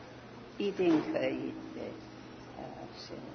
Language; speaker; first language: Chinese; non-native, fluent; English